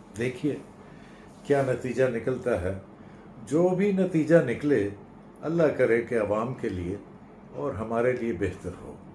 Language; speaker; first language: Urdu; non-native, local second language; Punjabi